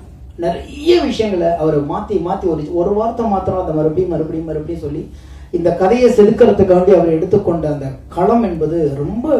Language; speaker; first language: Tamil; native; Tamil